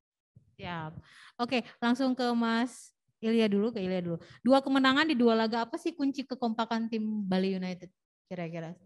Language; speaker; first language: Indonesian; native; Indonesian